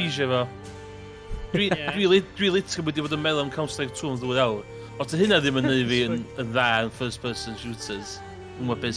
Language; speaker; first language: Welsh; native; Welsh